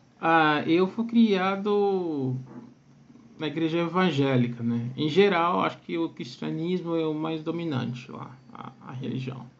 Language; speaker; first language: Portuguese; non-native, fluent; Akan